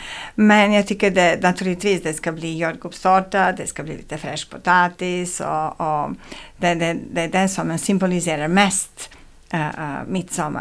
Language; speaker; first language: Swedish; non-native, fluent; Serbian